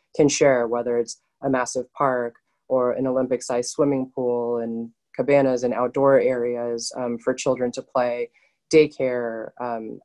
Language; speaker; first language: English; native; English